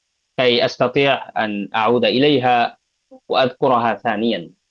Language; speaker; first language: Arabic; non-native, fluent; Bangla